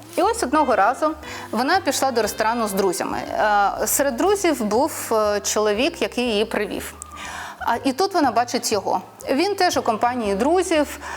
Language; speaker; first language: Ukrainian; non-native, local second language; Russian